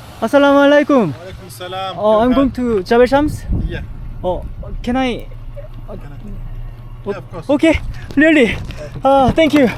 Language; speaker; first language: English; non-native, learner; Korean